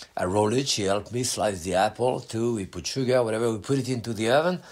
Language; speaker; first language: English; non-native, fluent; French